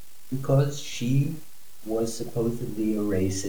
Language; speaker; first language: English; native; English